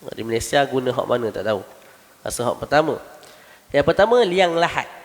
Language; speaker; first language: Malay; native; Malay